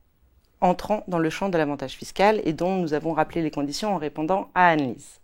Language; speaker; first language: French; native; French